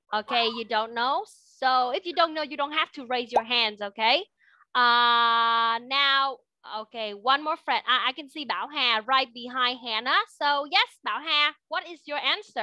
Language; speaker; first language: English; non-native, fluent; Vietnamese